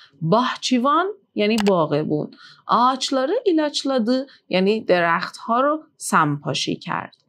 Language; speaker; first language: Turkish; non-native, fluent; Persian